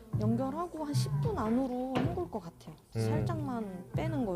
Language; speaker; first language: Korean; native; Korean